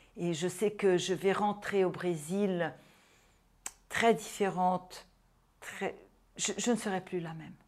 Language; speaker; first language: French; non-native, fluent; Portuguese